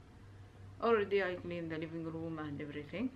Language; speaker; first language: English; non-native, learner; Urdu